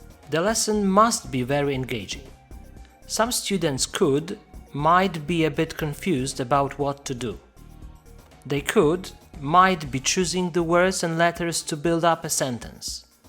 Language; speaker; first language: English; non-native, fluent; Polish